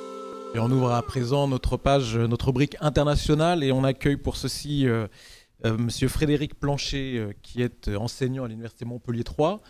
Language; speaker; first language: French; native; French